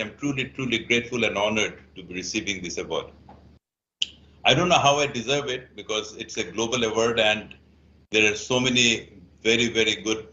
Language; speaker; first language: English; non-native, fluent; Bangla